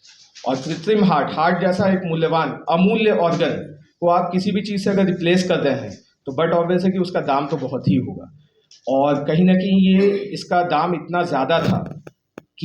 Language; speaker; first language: Hindi; native; Hindi